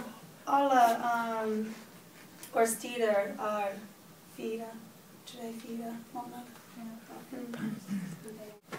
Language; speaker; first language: Swedish; non-native, learner; English